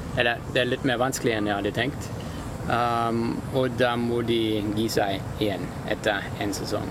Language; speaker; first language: Norwegian; non-native, fluent; German